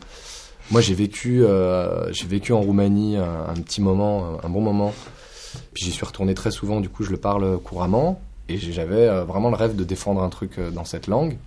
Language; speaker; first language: French; native; French